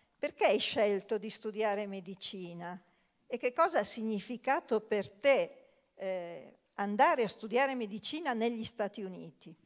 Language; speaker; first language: Italian; native; Italian